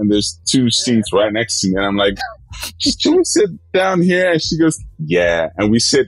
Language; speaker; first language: English; non-native, fluent; Dutch